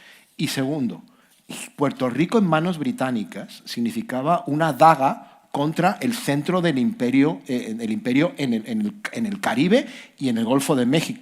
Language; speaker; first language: Spanish; native; Spanish